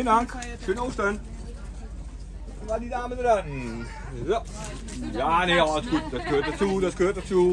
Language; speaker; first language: German; non-native, learner; Dutch